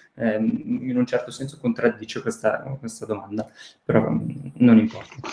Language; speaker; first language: Italian; early bilingual, heritage; Italian